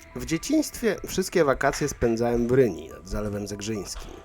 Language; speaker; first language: Polish; native; Polish